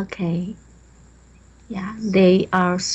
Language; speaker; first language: English; non-native, learner; Chinese